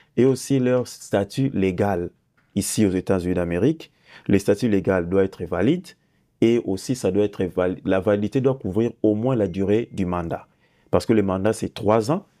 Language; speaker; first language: French; non-native, local second language; Lingala